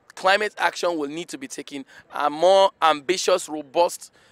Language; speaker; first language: English; non-native, local second language; Igbo